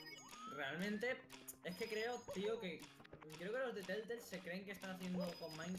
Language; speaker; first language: Spanish; native; Spanish